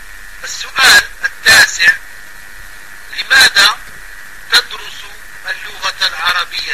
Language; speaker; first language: Arabic; non-native, fluent; French